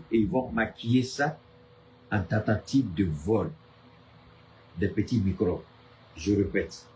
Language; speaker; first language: French; native; French